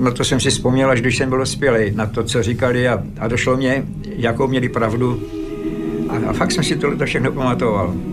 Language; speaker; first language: Czech; early bilingual, other home language; Slovak